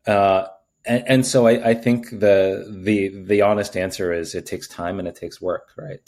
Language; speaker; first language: English; native; English